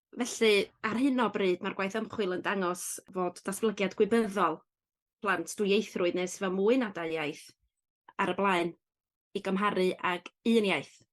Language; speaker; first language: Welsh; native; Welsh